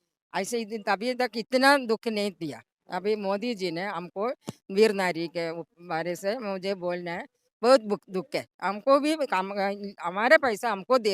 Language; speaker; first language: Hindi; non-native, local second language; Malayalam